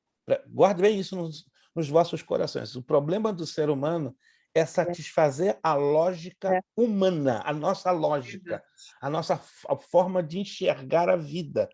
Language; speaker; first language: Portuguese; native; Portuguese